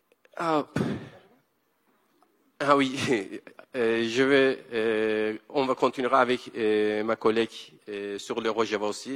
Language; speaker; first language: French; non-native, learner; Kurdish